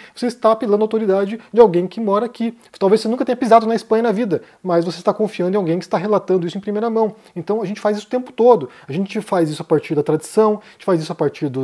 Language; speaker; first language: Portuguese; native; Portuguese